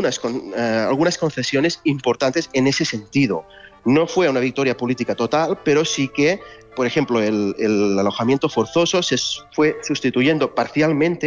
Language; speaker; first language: Spanish; native; Spanish